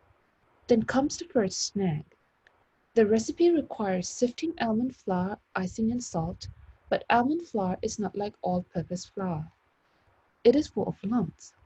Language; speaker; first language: English; non-native, fluent; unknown